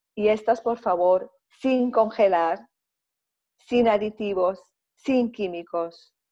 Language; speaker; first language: Spanish; non-native, fluent; Greek